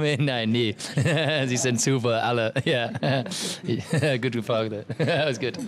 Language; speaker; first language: German; non-native, learner; English